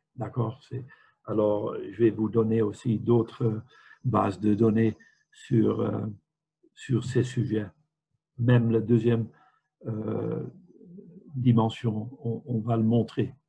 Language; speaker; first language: French; non-native, fluent; Dutch